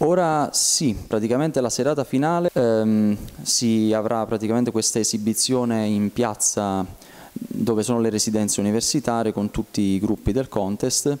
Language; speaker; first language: Italian; native; Italian